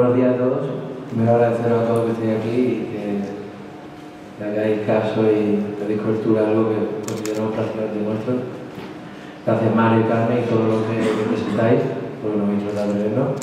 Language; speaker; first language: Spanish; native; Spanish